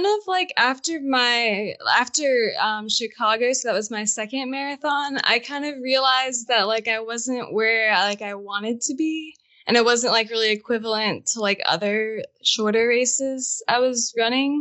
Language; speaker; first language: English; native; English